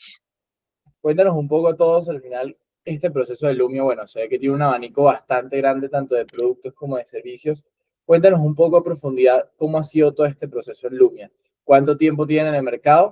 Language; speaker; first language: Spanish; native; Spanish